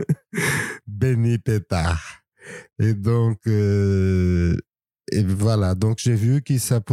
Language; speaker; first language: French; non-native, fluent; Portuguese